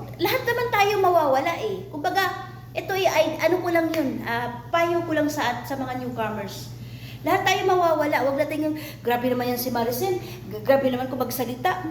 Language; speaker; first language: Filipino; non-native, local second language; Cebuano